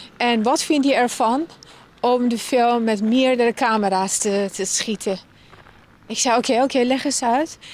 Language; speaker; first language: Dutch; non-native, fluent; Persian